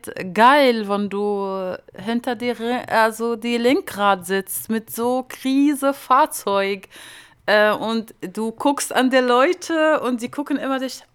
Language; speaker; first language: German; non-native, fluent; Arabic